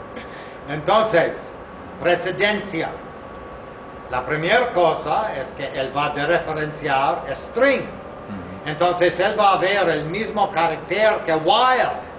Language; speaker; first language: Spanish; non-native, fluent; English